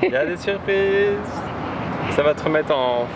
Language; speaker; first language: French; native; French